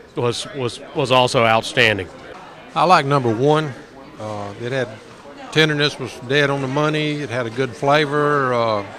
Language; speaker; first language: English; native; English